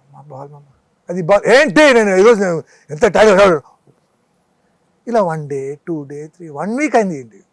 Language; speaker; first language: Telugu; non-native, fluent; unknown